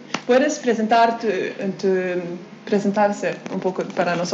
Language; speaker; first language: Spanish; non-native, learner; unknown